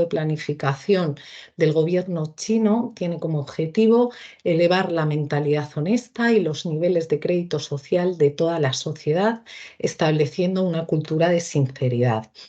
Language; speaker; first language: Spanish; native; Spanish